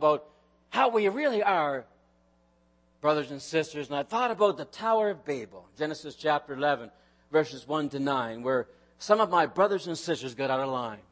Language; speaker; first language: English; native; English